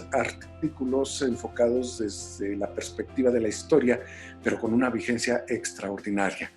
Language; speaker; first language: Spanish; native; Spanish